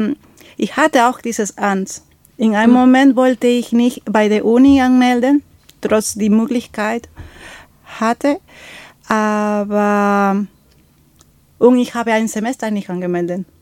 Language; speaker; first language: German; non-native, fluent; Spanish